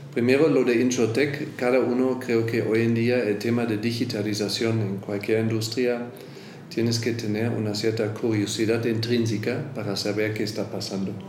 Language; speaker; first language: Spanish; non-native, fluent; German